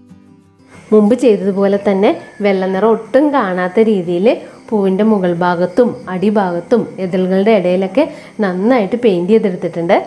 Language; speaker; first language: Malayalam; native; Malayalam